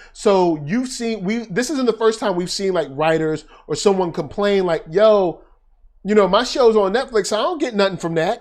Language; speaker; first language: English; native; English